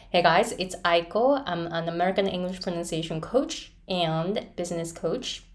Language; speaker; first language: English; non-native, fluent; Japanese